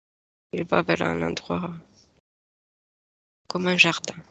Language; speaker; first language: French; non-native, fluent; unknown